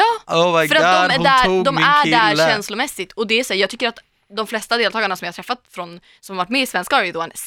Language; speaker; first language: Swedish; native; Swedish